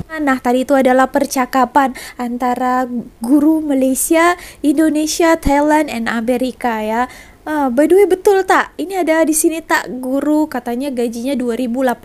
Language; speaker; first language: Indonesian; native; Indonesian